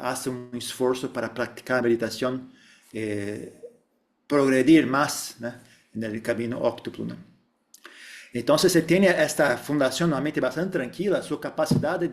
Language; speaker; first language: Spanish; non-native, fluent; Portuguese